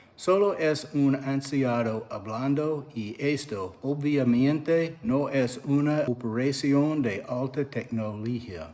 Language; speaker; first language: Spanish; non-native, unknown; English